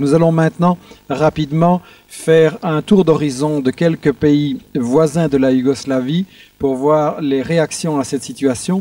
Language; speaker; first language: French; native; French